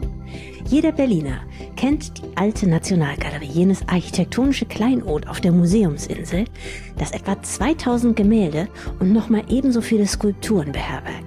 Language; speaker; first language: German; native; German